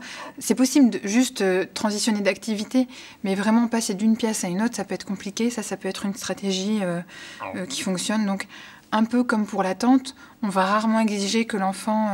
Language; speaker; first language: French; native; French